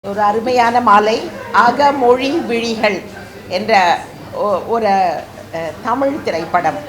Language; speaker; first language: Tamil; native; Tamil